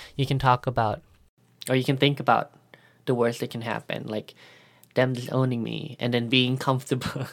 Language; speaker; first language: English; early bilingual, other home language; Thai